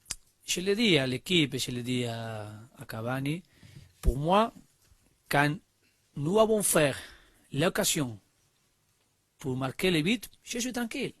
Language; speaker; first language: French; non-native, learner; Spanish